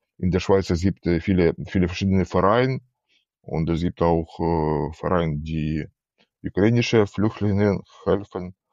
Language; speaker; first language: German; non-native, learner; Ukrainian